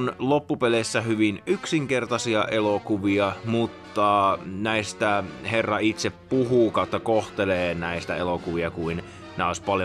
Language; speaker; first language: Finnish; native; Finnish